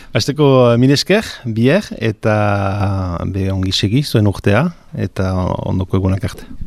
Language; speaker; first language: Basque; native; Basque